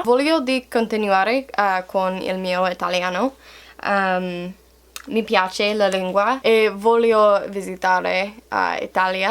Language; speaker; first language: Italian; non-native, learner; English